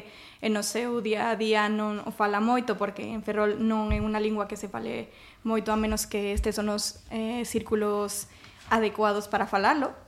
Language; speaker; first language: Galician; non-native, fluent; Spanish